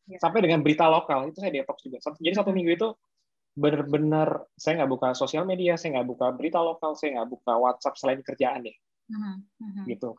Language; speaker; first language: Indonesian; native; Indonesian